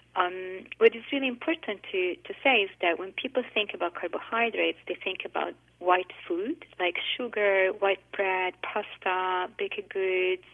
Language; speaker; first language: English; non-native, fluent; Italian